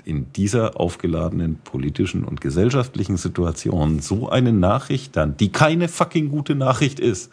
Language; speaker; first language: German; native; German